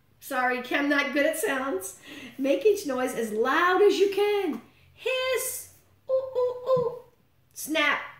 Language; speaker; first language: English; native; English